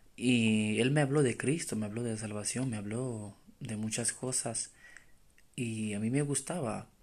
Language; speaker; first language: Spanish; non-native, fluent; Romanian